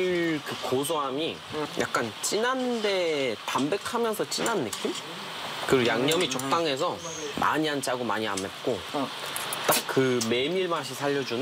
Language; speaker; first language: Korean; non-native, fluent; Polish